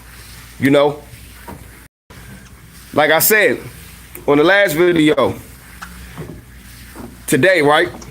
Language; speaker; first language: English; native; English